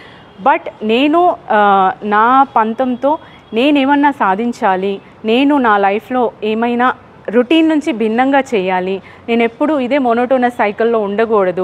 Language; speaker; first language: Telugu; native; Telugu